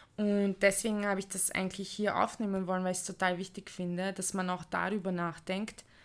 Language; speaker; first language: German; early bilingual, other home language; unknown